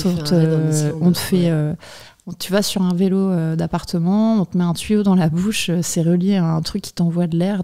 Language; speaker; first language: French; native; French